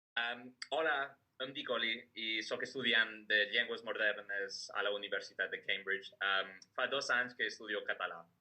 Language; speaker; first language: Catalan; non-native, fluent; English